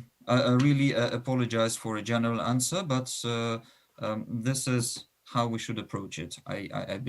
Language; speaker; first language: English; non-native, fluent; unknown